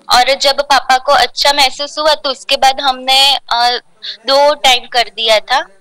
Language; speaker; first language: Hindi; non-native, local second language; Gujarati